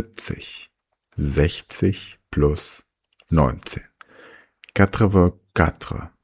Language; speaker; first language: French; non-native, fluent; German